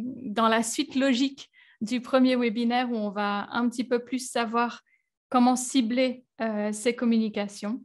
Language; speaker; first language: French; native; French